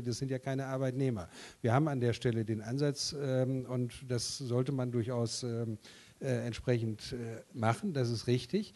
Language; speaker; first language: German; native; German